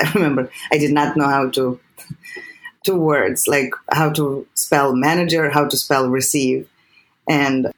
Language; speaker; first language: English; non-native, fluent; Serbian